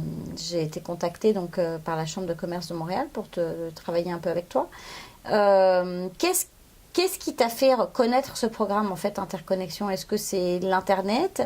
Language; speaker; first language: French; native; French